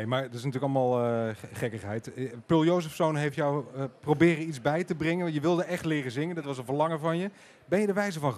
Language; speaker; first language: Dutch; native; Dutch